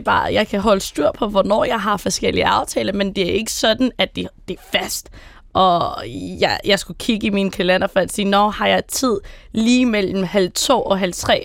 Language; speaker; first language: Danish; non-native, fluent; Persian